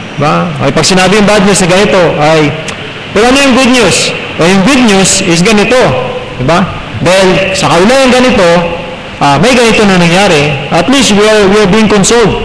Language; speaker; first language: Filipino; non-native, local second language; Cebuano